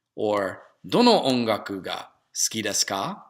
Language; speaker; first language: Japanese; non-native, fluent; English